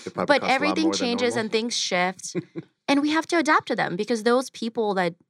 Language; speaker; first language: English; early bilingual, other home language; Ukrainian